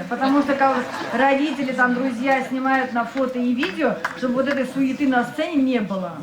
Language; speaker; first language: Russian; native; Russian